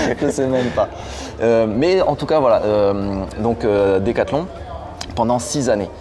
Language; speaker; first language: French; native; French